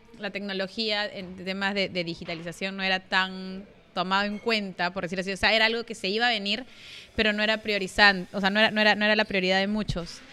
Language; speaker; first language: Spanish; native; Spanish